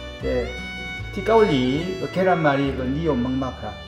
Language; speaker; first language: Thai; non-native, learner; Korean